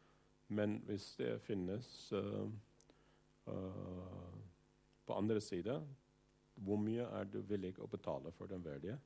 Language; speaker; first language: Norwegian; non-native, fluent; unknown